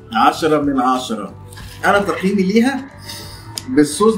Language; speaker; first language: Arabic; native; Arabic